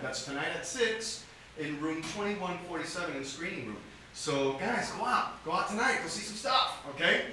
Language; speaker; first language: English; native; English